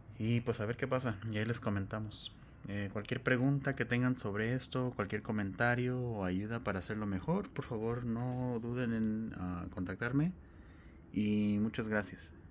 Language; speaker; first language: Spanish; early bilingual, heritage; Spanish